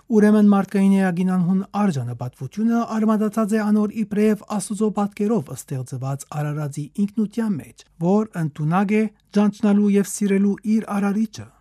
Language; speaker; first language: Armenian; native; Armenian